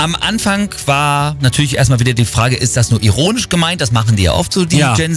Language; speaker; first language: German; native; German